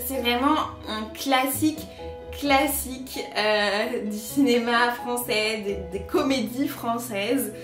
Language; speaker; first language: French; native; French